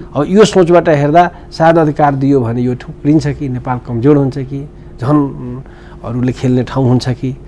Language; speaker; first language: Nepali; non-native, local second language; Bhojpuri